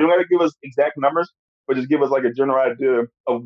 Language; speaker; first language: English; native; English